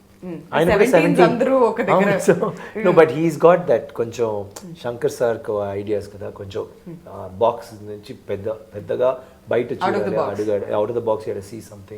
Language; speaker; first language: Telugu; non-native, learner; Tamil